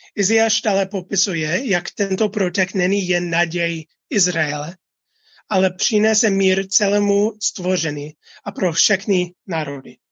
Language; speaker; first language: Czech; non-native, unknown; English